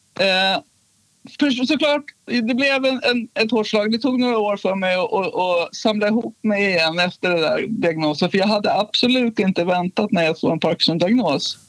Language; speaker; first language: Swedish; native; Swedish